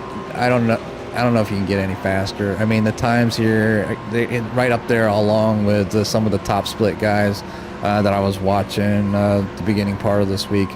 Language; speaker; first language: English; native; English